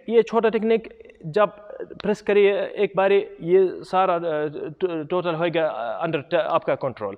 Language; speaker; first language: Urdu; non-native, learner; Arabic